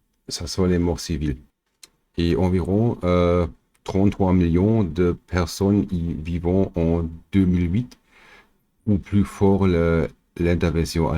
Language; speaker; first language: French; non-native, learner; German